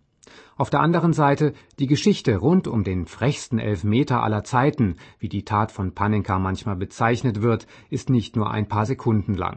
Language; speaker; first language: German; native; German